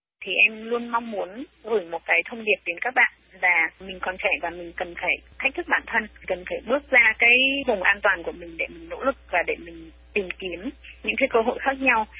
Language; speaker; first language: Vietnamese; native; Vietnamese